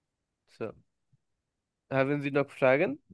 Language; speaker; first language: German; non-native, fluent; Bangla